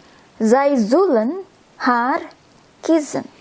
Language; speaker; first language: Dutch; non-native, fluent; Indonesian